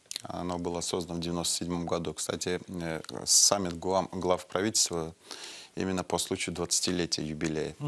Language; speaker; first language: Russian; non-native, local second language; Azerbaijani